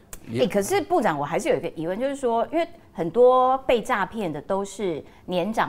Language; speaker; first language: Chinese; native; Chinese